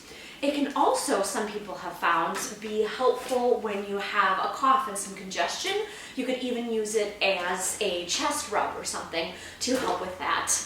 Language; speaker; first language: English; native; English